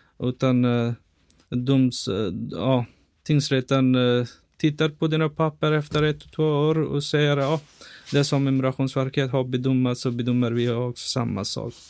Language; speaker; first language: Swedish; non-native, fluent; Persian